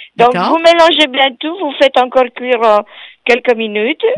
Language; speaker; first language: French; non-native, fluent; Romanian